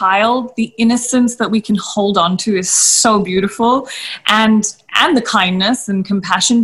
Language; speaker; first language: English; native; English